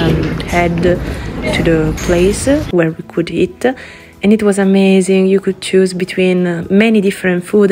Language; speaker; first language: English; non-native, fluent; Italian